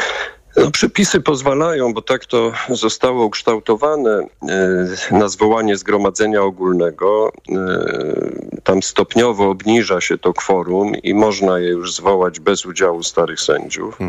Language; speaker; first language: Polish; native; Polish